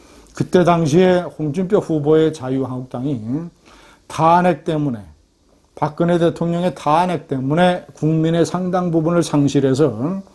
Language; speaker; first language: Korean; native; Korean